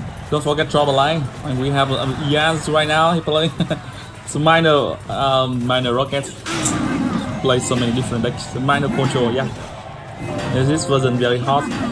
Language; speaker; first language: English; non-native, learner; Vietnamese